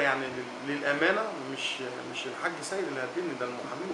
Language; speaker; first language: Arabic; native; Arabic